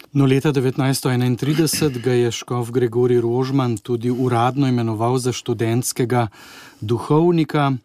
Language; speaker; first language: Slovenian; native; Slovenian